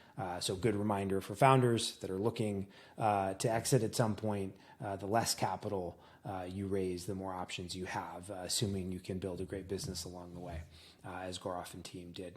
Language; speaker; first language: English; native; English